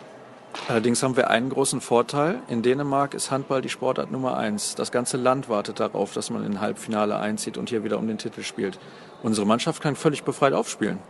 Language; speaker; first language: German; native; German